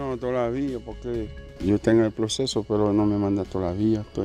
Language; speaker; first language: Spanish; non-native, learner; Haitian Creole